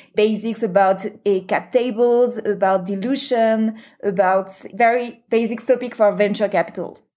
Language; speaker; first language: English; non-native, fluent; French